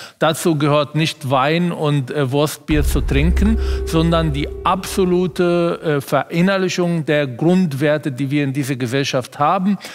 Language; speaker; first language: German; non-native, fluent; Arabic